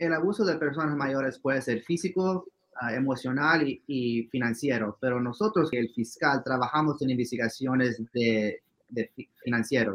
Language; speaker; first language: Spanish; early bilingual, heritage; Spanish